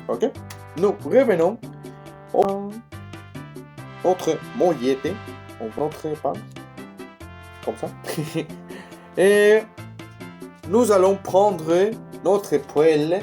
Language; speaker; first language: French; non-native, learner; Spanish